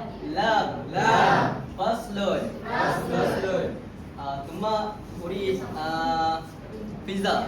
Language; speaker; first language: Arabic; non-native, learner; Malay